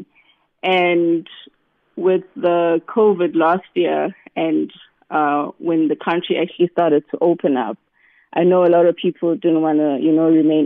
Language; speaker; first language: English; non-native, local second language; Southern Sotho